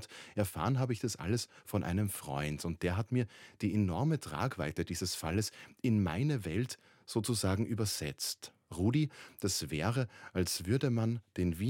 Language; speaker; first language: German; native; German